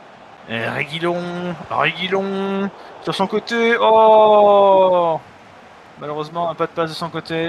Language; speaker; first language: French; native; French